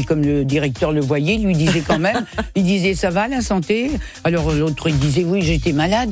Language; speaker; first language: French; native; French